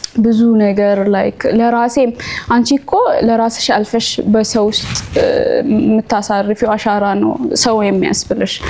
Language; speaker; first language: Amharic; non-native, local second language; Oromo